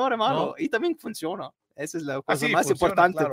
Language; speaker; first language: Spanish; non-native, learner; Arabic